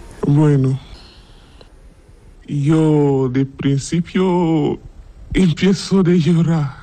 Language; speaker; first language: Spanish; non-native, learner; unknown